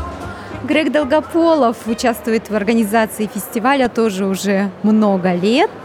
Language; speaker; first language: Russian; native; Russian